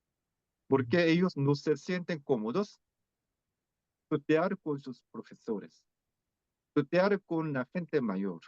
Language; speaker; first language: Spanish; non-native, fluent; Korean